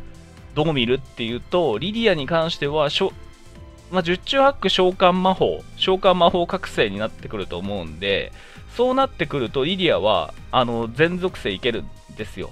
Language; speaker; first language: Japanese; native; Japanese